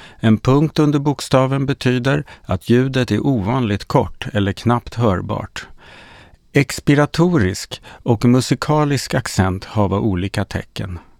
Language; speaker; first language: Swedish; native; Swedish